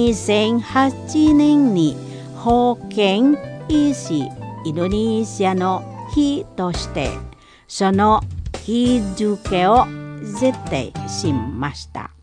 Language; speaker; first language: Japanese; non-native, fluent; Indonesian